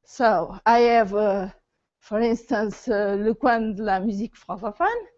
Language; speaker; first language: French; non-native, fluent; Portuguese